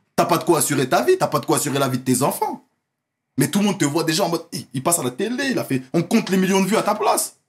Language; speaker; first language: French; native; French